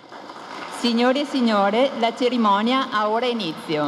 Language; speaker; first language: Italian; native; Italian